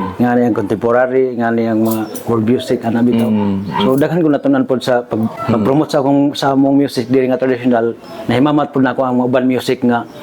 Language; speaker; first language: Cebuano; non-native, local second language; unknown